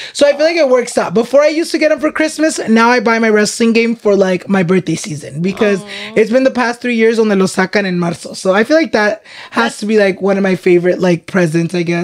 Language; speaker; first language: English; early bilingual, other home language; Spanish